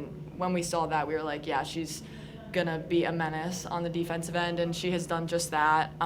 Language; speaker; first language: English; native; English